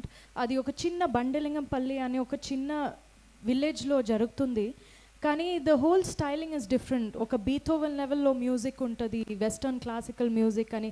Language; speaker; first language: Telugu; non-native, local second language; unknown